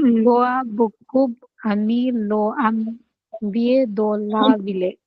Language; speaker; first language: French; non-native, learner; Bangla